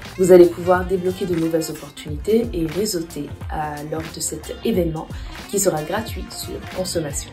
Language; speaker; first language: French; non-native, fluent; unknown